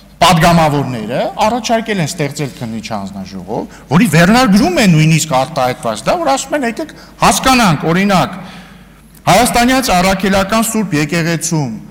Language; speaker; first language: Armenian; native; Armenian